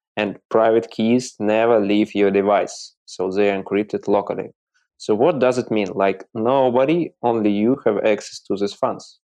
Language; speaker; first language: English; non-native, learner; Russian